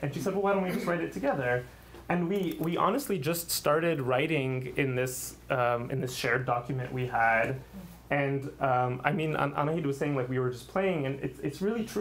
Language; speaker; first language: English; early bilingual, other home language; Armenian